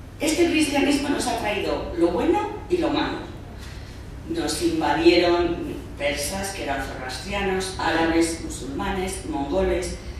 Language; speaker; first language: Spanish; early bilingual, heritage; Spanish